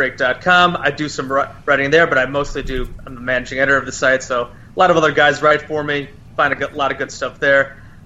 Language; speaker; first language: English; native; English